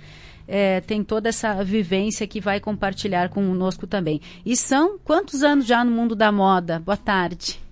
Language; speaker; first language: Portuguese; native; Portuguese